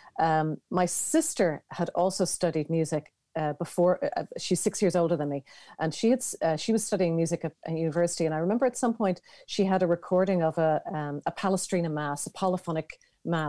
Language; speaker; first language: English; native; English